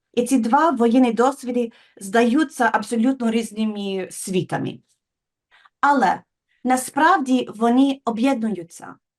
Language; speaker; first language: Ukrainian; non-native, fluent; English